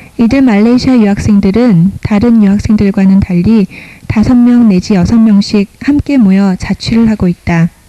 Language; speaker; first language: Korean; native; Korean